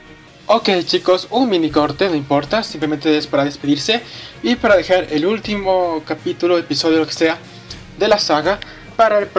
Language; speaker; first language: Spanish; native; Spanish